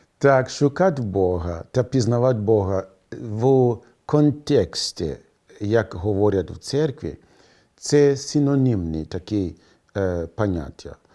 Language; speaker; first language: Ukrainian; non-native, fluent; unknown